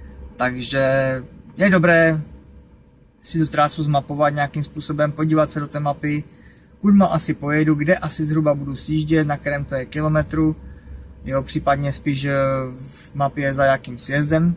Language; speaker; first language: Czech; native; Czech